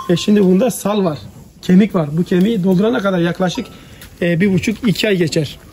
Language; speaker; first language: Turkish; native; Turkish